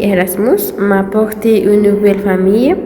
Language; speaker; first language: French; non-native, learner; Spanish